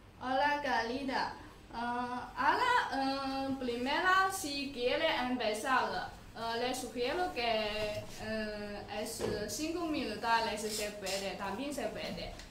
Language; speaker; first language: Spanish; non-native, learner; Chinese